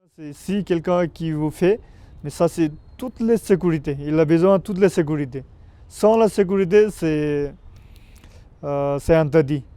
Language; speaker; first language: French; non-native, learner; Nepali